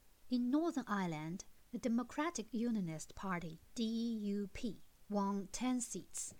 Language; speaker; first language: English; non-native, fluent; Chinese